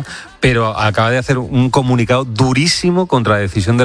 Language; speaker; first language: Spanish; native; Spanish